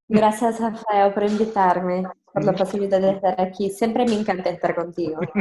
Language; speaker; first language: Spanish; non-native, fluent; Portuguese